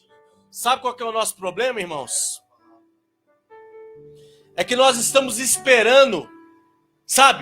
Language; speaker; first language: Portuguese; native; Portuguese